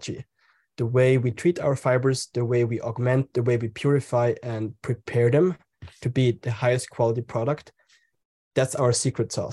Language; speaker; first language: English; non-native, fluent; German